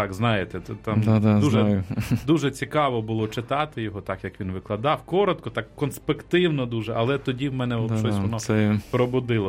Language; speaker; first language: Ukrainian; native; Ukrainian